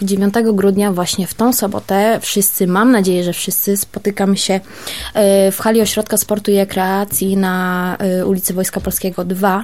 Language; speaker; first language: Polish; native; Polish